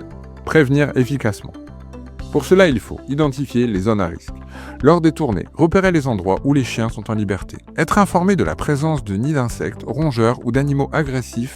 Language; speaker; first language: French; native; French